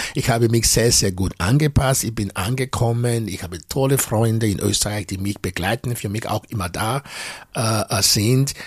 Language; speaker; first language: German; non-native, fluent; Bini